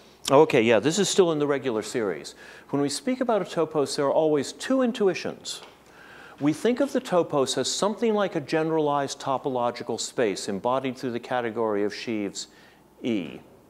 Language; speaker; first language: English; native; English